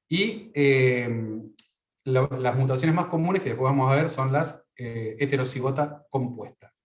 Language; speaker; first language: Spanish; native; Spanish